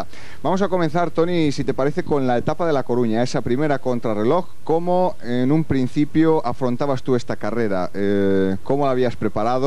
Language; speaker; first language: Spanish; native; Spanish